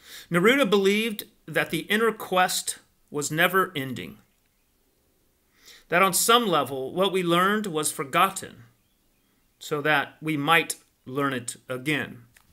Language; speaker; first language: English; native; English